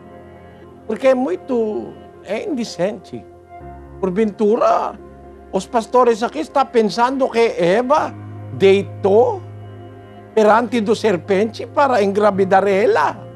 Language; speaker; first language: Portuguese; non-native, learner; Filipino